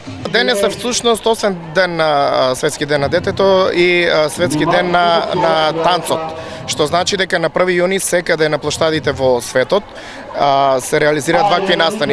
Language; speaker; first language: Macedonian; native; Macedonian